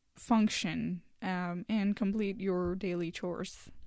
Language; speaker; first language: English; non-native, local second language; Hindi